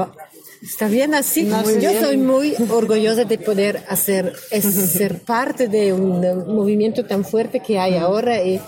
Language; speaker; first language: Spanish; non-native, learner; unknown